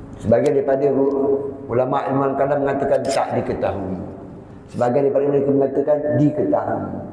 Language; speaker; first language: Malay; native; Malay